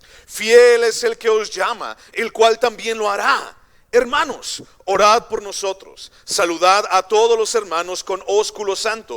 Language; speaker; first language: Spanish; native; Spanish